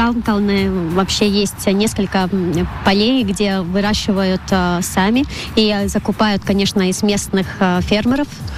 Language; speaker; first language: Russian; non-native, local second language; Latvian